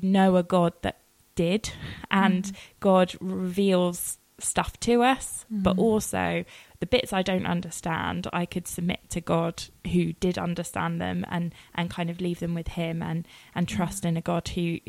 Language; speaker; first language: English; native; English